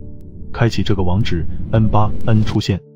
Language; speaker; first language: Chinese; native; Chinese